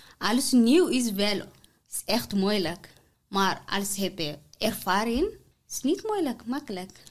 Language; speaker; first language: Dutch; non-native, learner; Tigrinya